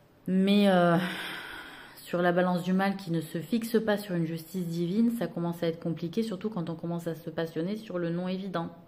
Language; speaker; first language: French; native; French